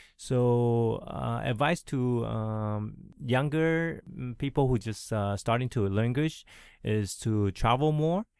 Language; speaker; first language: English; early bilingual, other home language; Chinese